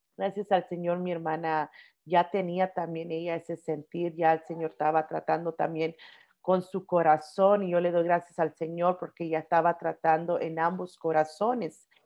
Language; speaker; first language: Spanish; early bilingual, heritage; Spanish